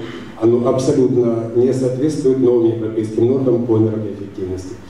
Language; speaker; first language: Russian; native; Russian